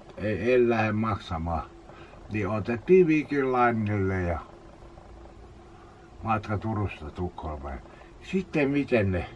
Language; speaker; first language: Finnish; native; Finnish